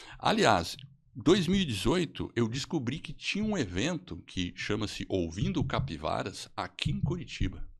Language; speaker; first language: Portuguese; native; Portuguese